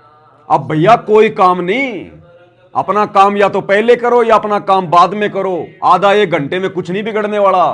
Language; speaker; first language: Hindi; native; Hindi